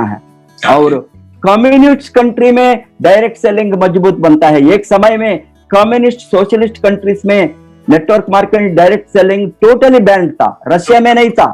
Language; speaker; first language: Hindi; non-native, local second language; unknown